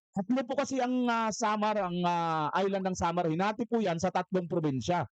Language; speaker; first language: Filipino; non-native, local second language; Waray